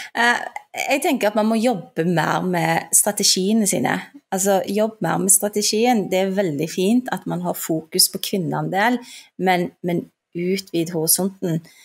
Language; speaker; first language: Norwegian; early bilingual, other home language; Turkish